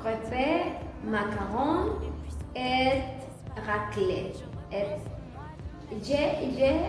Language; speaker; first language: French; non-native, learner; Spanish